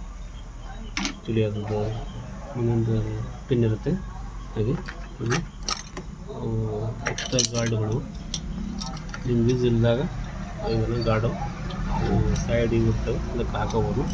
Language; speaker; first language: Kannada; native; Kannada